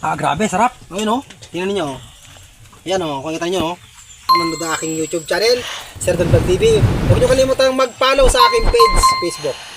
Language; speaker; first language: Filipino; non-native, local second language; Bikol